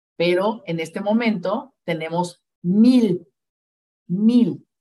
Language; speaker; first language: Spanish; native; Spanish